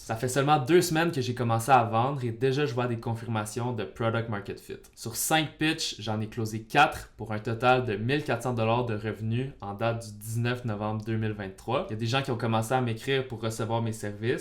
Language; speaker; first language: French; native; French